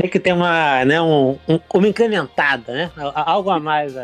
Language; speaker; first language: Portuguese; native; Portuguese